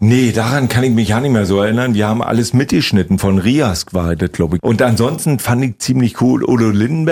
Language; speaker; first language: German; native; German